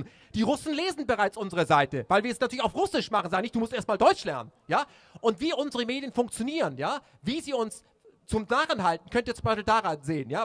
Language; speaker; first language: German; native; German